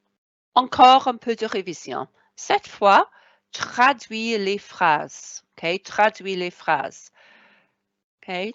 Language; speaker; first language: French; non-native, fluent; Welsh